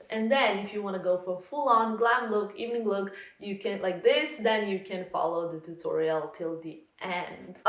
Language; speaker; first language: English; non-native, fluent; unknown